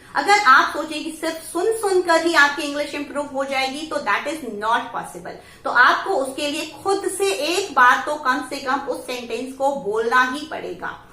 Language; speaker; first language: Hindi; native; Hindi